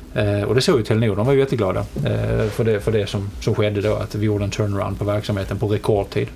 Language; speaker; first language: Swedish; native; Swedish